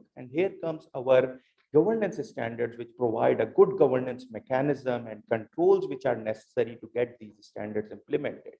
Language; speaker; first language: English; non-native, local second language; Urdu